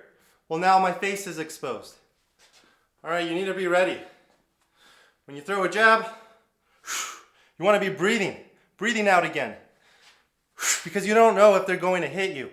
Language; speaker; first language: English; native; English